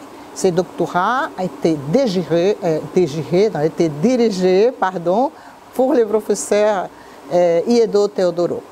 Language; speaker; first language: French; non-native, fluent; Portuguese